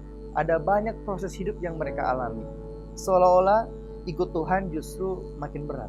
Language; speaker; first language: Indonesian; native; Indonesian